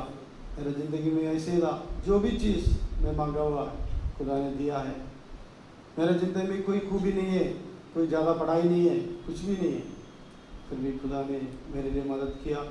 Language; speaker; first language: Hindi; non-native, local second language; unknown